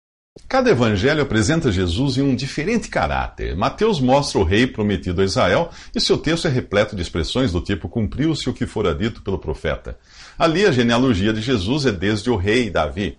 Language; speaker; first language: Portuguese; native; Portuguese